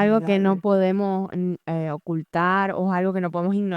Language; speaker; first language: Spanish; native; Spanish